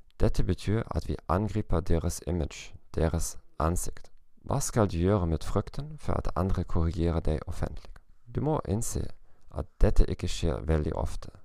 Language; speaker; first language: Norwegian; non-native, learner; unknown